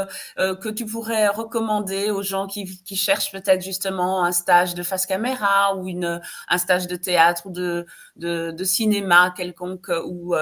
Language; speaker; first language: French; native; French